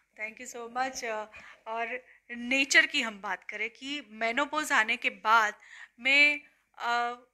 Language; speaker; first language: Hindi; non-native, local second language; Gujarati